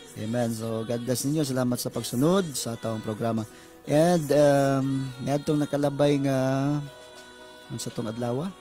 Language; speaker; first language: Cebuano; native; Cebuano